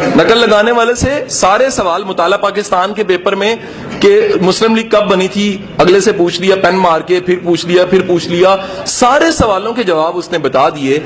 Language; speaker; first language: Urdu; non-native, local second language; Punjabi